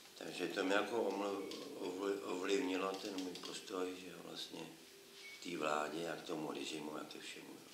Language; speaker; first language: Czech; native; Czech